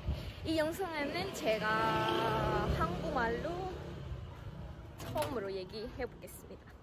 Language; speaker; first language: Korean; non-native, fluent; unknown